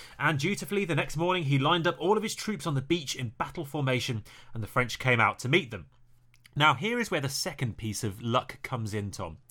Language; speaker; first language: English; native; English